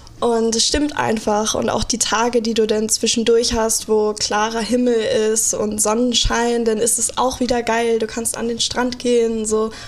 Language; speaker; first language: German; native; German